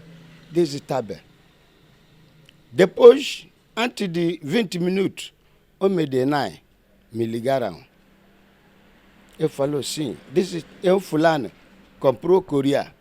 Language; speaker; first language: Portuguese; non-native, learner; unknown